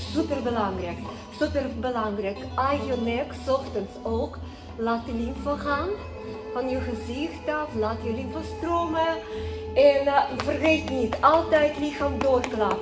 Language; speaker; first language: Dutch; non-native, learner; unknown